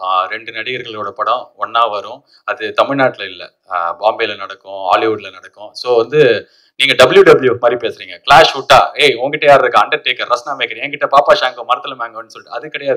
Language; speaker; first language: Tamil; native; Tamil